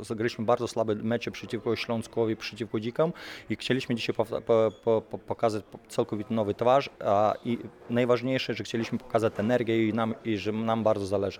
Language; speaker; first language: Polish; non-native, fluent; Lithuanian